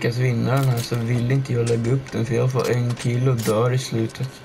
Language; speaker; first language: Swedish; native; Swedish